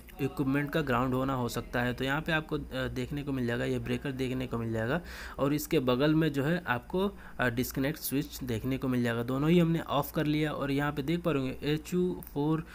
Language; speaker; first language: Hindi; native; Hindi